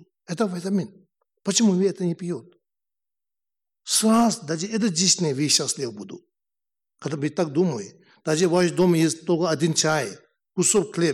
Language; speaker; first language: Russian; non-native, learner; Tibetan